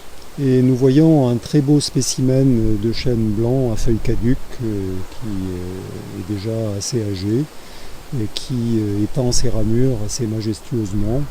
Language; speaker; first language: French; native; French